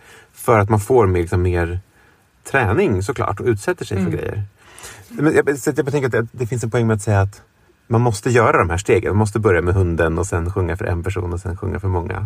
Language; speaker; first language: Swedish; native; Swedish